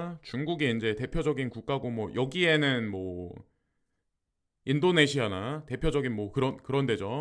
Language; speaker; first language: Korean; native; Korean